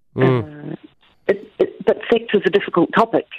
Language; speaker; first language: English; native; English